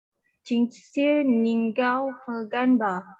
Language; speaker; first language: Chinese; non-native, learner; Malay